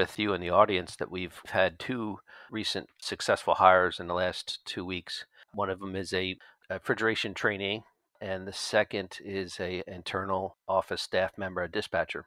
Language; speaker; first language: English; native; English